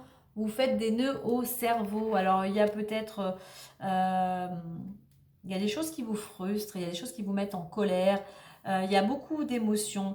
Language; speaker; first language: French; native; French